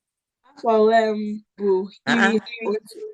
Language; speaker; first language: Igbo; non-native, learner; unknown